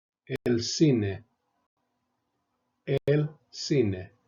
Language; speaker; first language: Spanish; non-native, fluent; English